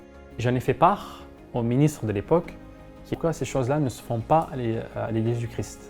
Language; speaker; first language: French; non-native, fluent; Arabic